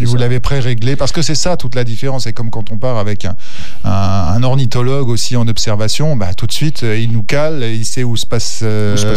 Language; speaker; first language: French; native; French